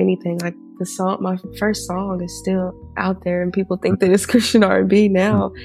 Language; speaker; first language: English; native; English